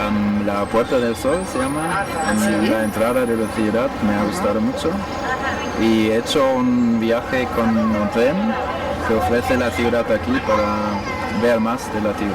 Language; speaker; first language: Spanish; non-native, fluent; German